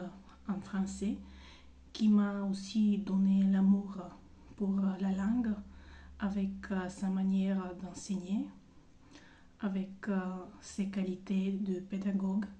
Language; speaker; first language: French; non-native, fluent; Bulgarian